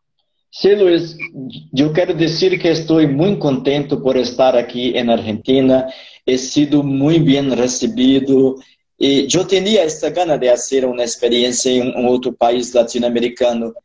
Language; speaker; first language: Spanish; non-native, fluent; Portuguese